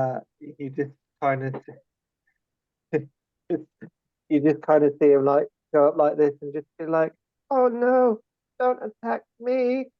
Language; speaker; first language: English; native; English